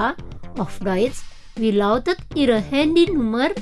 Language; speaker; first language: German; non-native, fluent; Indonesian